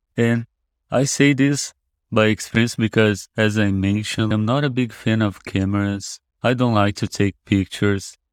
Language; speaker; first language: English; non-native, fluent; Portuguese